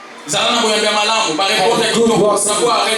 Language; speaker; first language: French; non-native, local second language; Lingala